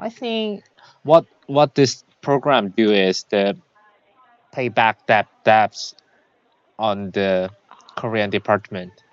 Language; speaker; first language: English; non-native, learner; Korean